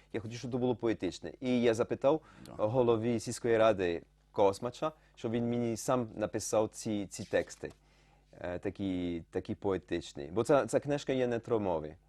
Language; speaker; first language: Ukrainian; early bilingual, heritage; Ukrainian